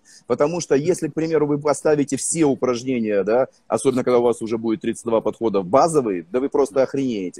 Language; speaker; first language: Russian; native; Russian